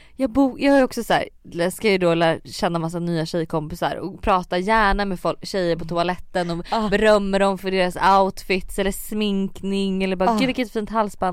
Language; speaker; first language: Swedish; native; Swedish